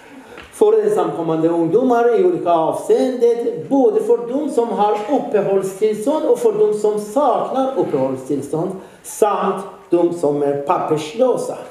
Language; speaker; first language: Swedish; non-native, fluent; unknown